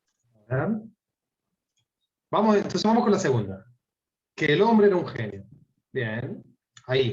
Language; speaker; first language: Spanish; native; Spanish